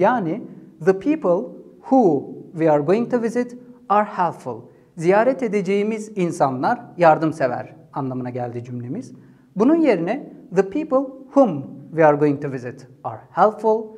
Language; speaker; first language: English; non-native, fluent; Turkish